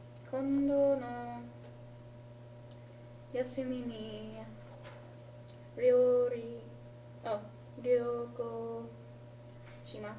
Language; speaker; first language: Japanese; non-native, learner; English